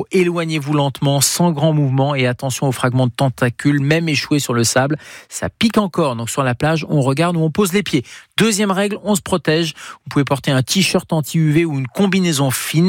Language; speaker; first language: French; native; French